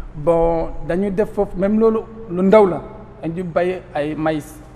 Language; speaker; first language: Wolof; non-native, local second language; Fula